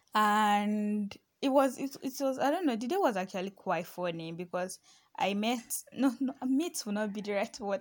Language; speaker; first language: English; non-native, local second language; Yoruba